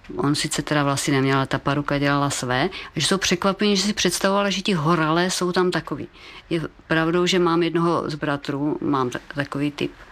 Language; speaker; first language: Czech; native; Czech